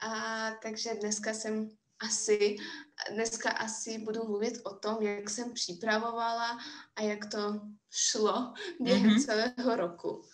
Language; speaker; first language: Czech; non-native, fluent; Russian